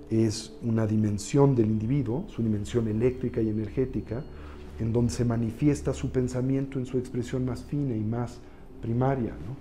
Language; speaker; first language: Spanish; native; Spanish